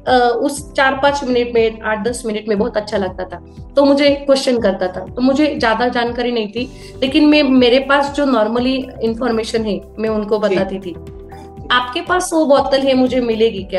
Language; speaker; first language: Hindi; native; Hindi